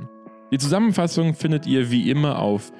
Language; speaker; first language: German; native; German